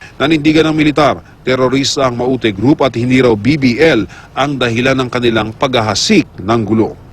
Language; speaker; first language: Filipino; native; Filipino